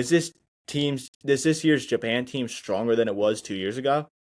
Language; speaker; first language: English; native; English